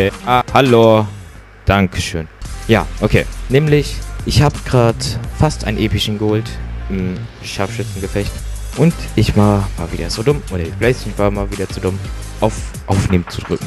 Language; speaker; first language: German; native; German